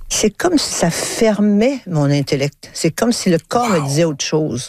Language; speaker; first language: French; native; French